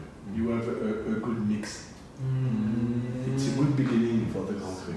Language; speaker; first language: English; non-native, learner; French